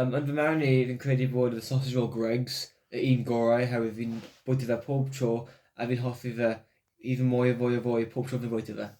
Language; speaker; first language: Welsh; non-native, local second language; English